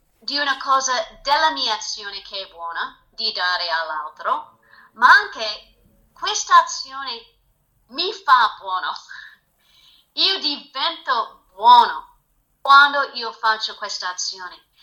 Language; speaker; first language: Italian; non-native, fluent; English